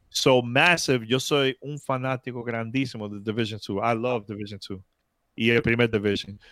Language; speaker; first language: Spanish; early bilingual, heritage; Spanish